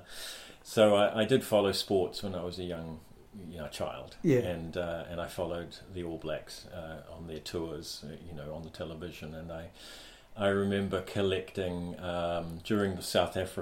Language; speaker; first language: English; native; English